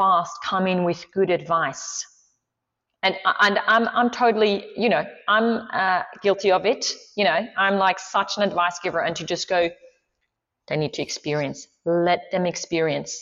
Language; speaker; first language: English; non-native, fluent; Swiss German